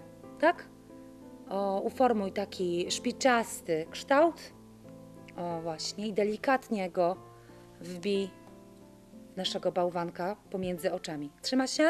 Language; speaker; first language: Polish; native; Polish